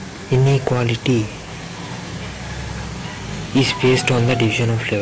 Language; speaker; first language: English; non-native, local second language; Kannada